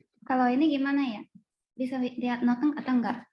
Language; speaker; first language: Indonesian; non-native, fluent; Japanese